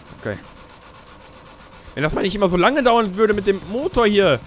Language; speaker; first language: German; native; German